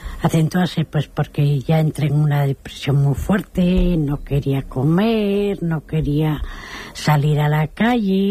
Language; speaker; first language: Spanish; native; Spanish